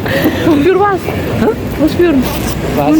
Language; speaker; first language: German; non-native, learner; Indonesian